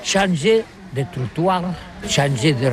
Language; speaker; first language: French; non-native, learner; Catalan